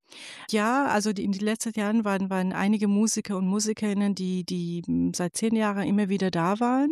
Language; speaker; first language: German; non-native, fluent; Persian